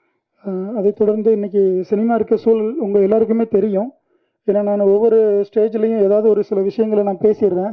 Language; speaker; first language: Tamil; native; Tamil